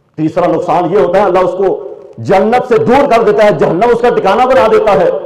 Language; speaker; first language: Urdu; non-native, local second language; Punjabi